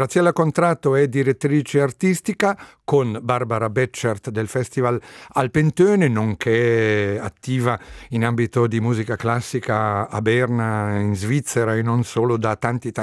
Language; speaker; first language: Italian; native; Italian